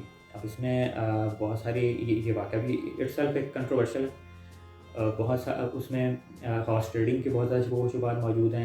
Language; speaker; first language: Urdu; native; Urdu